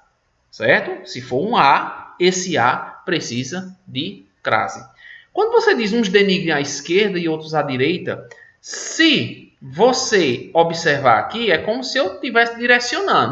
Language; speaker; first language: Portuguese; native; Portuguese